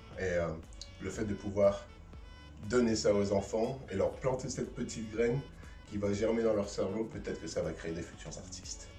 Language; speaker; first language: French; native; French